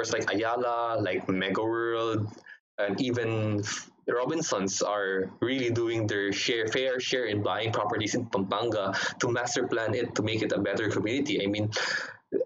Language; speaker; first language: English; non-native, local second language; Hiligaynon